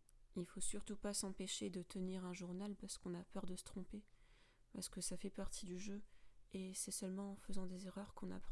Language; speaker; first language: French; native; French